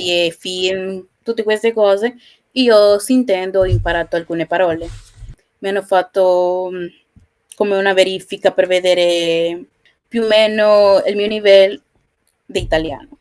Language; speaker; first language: Italian; non-native, learner; Spanish